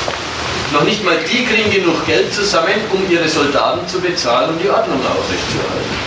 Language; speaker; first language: German; native; German